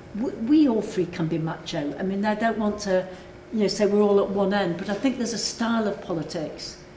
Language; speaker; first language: English; native; English